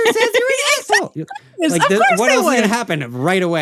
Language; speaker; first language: English; native; English